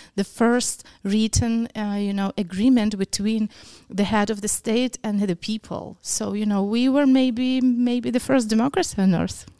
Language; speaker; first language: English; non-native, fluent; Ukrainian